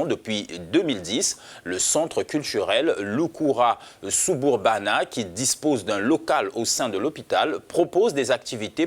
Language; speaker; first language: French; native; French